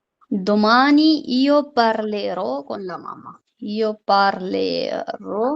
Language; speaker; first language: Italian; non-native, fluent; Urdu